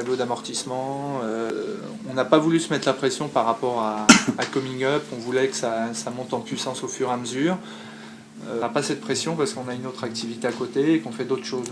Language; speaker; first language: French; native; French